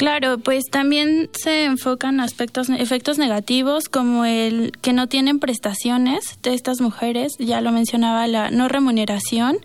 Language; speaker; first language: Spanish; native; Spanish